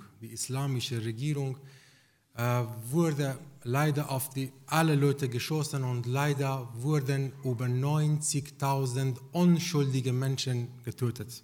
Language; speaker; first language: German; non-native, fluent; Persian